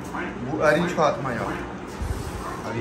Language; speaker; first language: Turkish; non-native, learner; Urdu